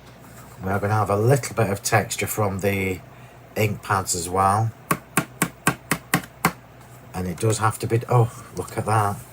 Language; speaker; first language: English; native; English